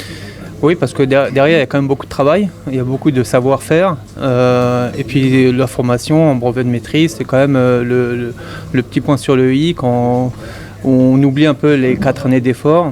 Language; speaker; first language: French; native; French